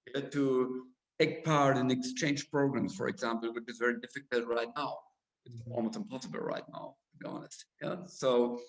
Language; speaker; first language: English; non-native, fluent; German